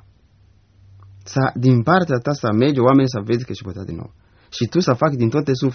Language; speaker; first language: Romanian; non-native, learner; Rundi